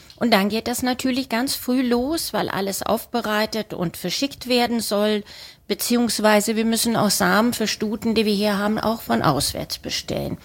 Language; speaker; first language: German; non-native, fluent; Swedish